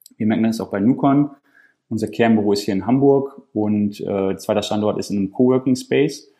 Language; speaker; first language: German; native; German